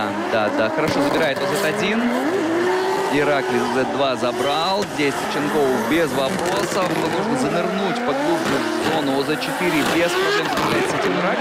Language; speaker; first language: Russian; native; Russian